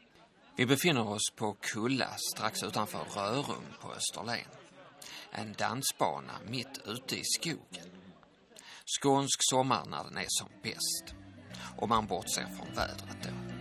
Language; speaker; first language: Swedish; native; Swedish